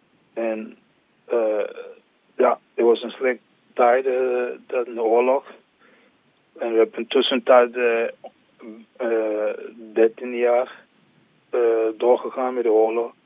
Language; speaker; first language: Dutch; non-native, learner; English